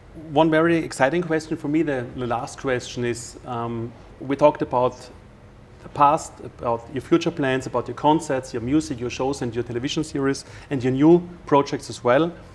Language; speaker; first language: English; non-native, fluent; German